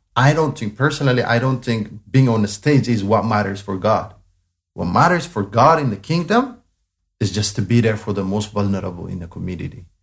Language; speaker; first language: English; non-native, fluent; Amharic